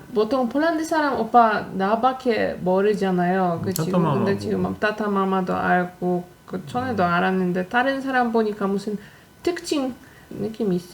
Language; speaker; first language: Korean; non-native, fluent; Polish